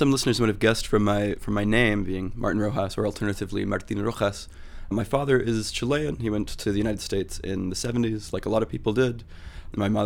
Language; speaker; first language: English; native; English